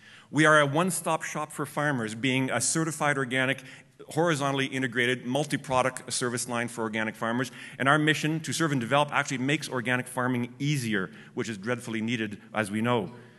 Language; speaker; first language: English; native; English